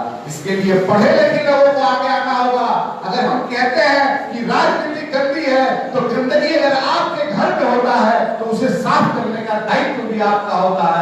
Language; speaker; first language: Hindi; native; Hindi